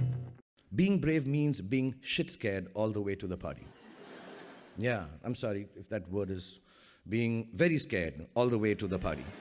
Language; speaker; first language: English; non-native, local second language; Hindi